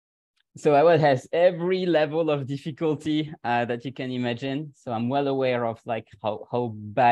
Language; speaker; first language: English; non-native, fluent; French